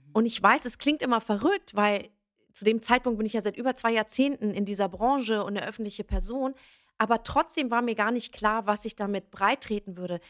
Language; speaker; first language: German; early bilingual, other home language; Persian